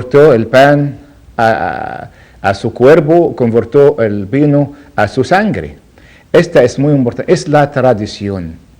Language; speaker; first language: Spanish; non-native, learner; Arabic